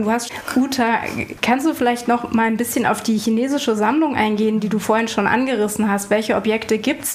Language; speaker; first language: German; native; German